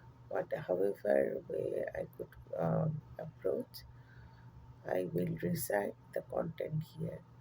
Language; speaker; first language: English; non-native, local second language; Bangla